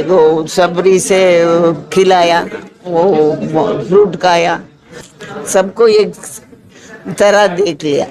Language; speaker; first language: Hindi; non-native, local second language; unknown